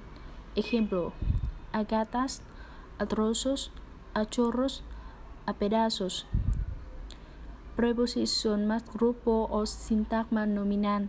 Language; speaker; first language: Spanish; non-native, learner; Vietnamese